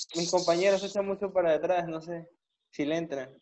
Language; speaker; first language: Spanish; native; Spanish